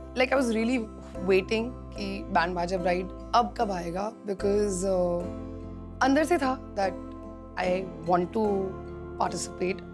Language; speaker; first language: English; non-native, local second language; Hindi